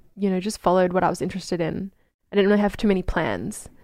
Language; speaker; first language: English; native; English